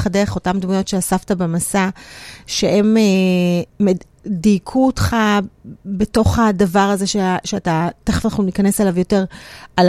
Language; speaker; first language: Hebrew; native; Hebrew